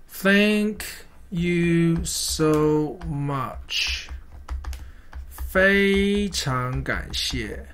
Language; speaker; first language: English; non-native, fluent; Chinese